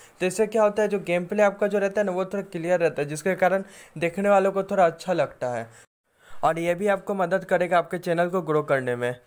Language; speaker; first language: Hindi; native; Hindi